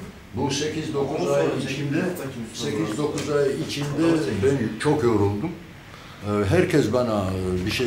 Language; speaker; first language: Turkish; non-native, fluent; Georgian